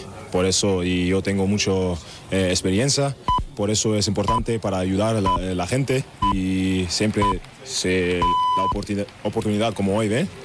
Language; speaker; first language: Spanish; non-native, learner; German